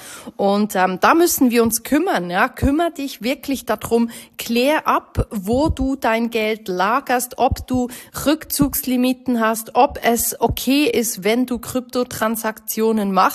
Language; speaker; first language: German; native; German